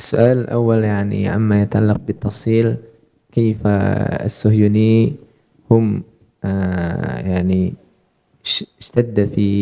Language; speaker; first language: Arabic; non-native, learner; Indonesian